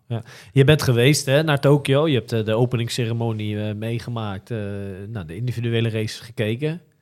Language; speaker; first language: Dutch; native; Dutch